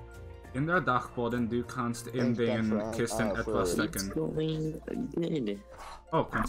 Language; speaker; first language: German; non-native, learner; English